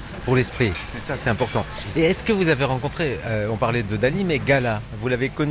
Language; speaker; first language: French; native; French